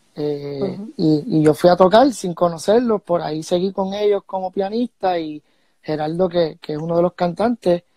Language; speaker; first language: Spanish; early bilingual, heritage; Spanish